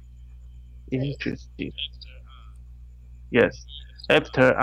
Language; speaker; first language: English; non-native, learner; Chinese